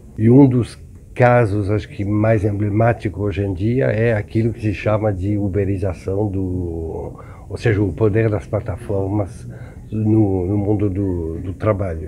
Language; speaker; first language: Portuguese; non-native, fluent; French